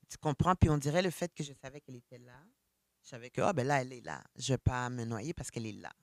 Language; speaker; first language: French; early bilingual, other home language; Haitian Creole